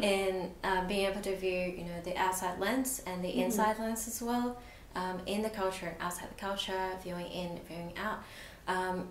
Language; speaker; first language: English; native; English